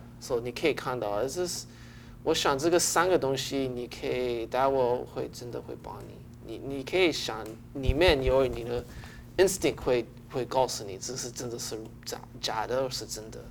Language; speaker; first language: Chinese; early bilingual, heritage; English